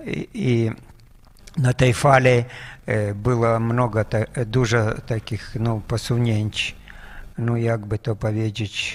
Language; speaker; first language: Polish; non-native, fluent; Russian